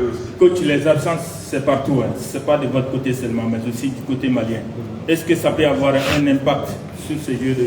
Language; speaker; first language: French; non-native, local second language; Bambara